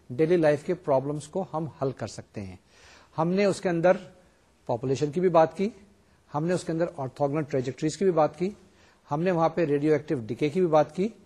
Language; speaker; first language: Urdu; native; Urdu